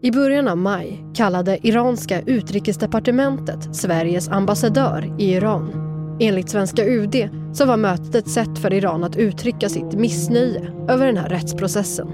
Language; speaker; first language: Swedish; native; Swedish